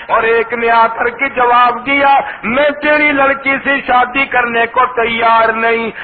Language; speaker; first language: Urdu; native; Urdu